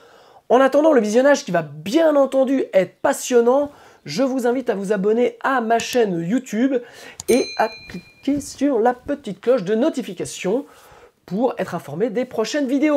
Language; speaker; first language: French; native; French